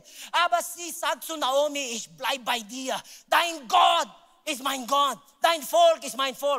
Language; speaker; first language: German; non-native, learner; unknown